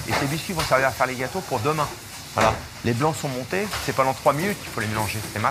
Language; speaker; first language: French; native; French